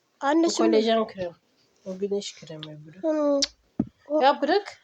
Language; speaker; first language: Turkish; native; Turkish